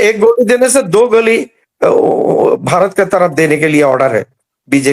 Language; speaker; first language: Hindi; non-native, learner; Bangla